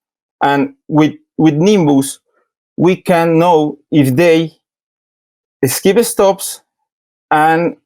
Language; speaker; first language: English; non-native, learner; Spanish